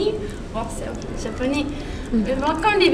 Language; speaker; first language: French; non-native, local second language; Arabic